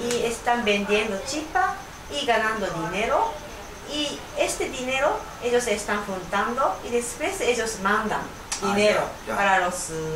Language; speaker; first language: Spanish; non-native, learner; Japanese